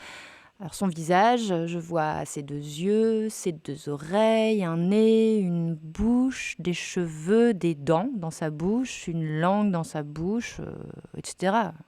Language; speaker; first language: French; native; French